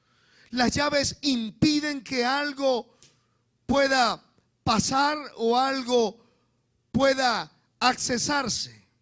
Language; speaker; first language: Spanish; native; Spanish